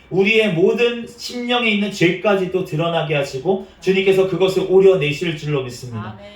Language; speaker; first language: Korean; native; Korean